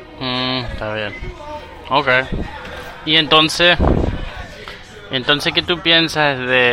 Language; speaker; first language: Spanish; early bilingual, heritage; Spanish